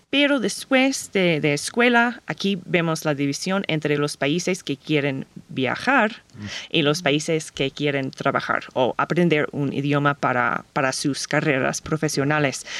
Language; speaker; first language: Spanish; non-native, fluent; English